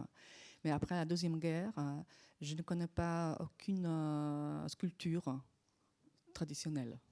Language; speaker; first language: French; non-native, fluent; Polish